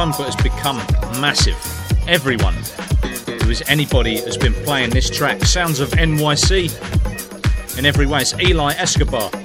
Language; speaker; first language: English; native; English